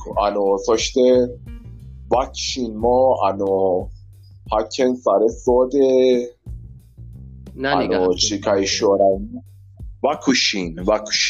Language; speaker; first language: Japanese; non-native, learner; Persian